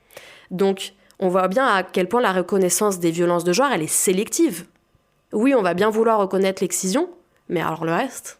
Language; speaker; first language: French; native; French